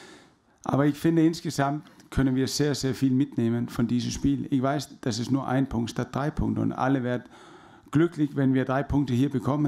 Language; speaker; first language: German; non-native, fluent; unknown